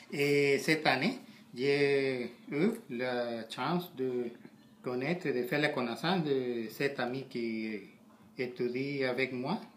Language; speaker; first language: French; non-native, learner; Spanish